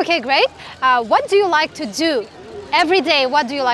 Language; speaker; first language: English; non-native, learner; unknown